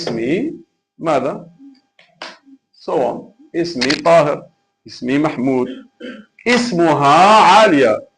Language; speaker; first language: Arabic; non-native, fluent; Malay